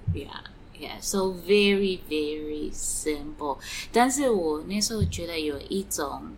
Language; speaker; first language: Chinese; non-native, fluent; Swati